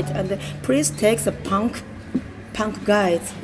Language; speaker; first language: English; non-native, learner; Japanese